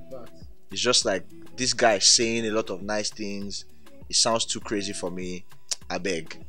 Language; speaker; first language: English; non-native, local second language; Yoruba